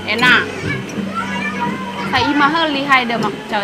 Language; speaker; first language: Indonesian; native; Indonesian